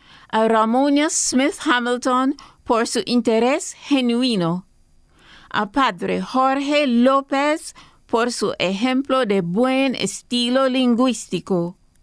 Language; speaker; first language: Spanish; non-native, fluent; English